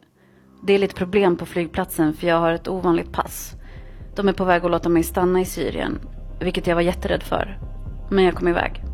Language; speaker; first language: Swedish; early bilingual, other home language; Arabic